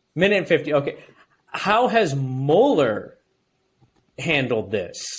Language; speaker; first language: English; native; English